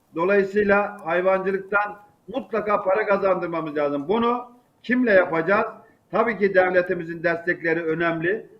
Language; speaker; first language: Turkish; native; Turkish